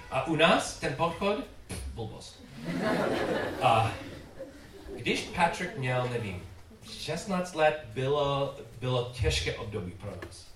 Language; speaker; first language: Czech; non-native, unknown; English